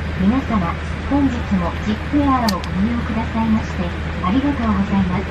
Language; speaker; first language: Japanese; native; Japanese